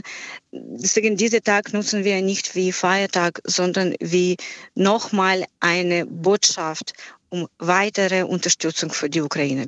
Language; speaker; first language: German; non-native, fluent; Ukrainian